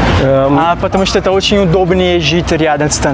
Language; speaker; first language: Russian; non-native, learner; Portuguese